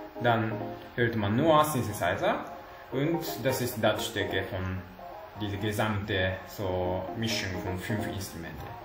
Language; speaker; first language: German; non-native, learner; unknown